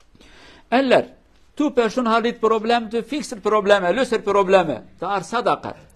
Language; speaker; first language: Swedish; non-native, learner; Kurdish